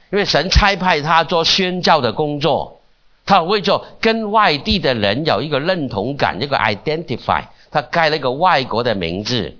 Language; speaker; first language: Chinese; non-native, local second language; Cantonese